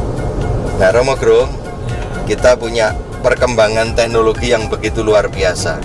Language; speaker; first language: Indonesian; native; Indonesian